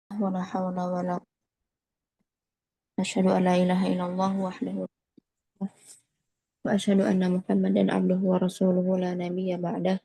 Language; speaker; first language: Arabic; non-native, fluent; Indonesian